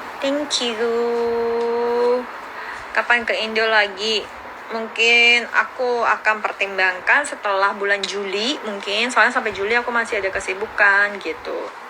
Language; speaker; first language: Indonesian; early bilingual, other home language; Korean